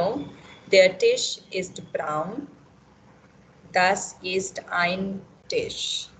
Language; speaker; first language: German; non-native, fluent; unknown